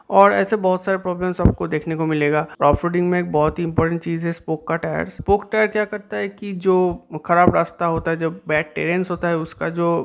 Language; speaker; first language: Hindi; non-native, local second language; Bangla